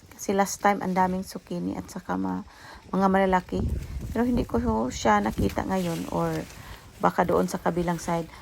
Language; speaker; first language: Filipino; non-native, local second language; Cebuano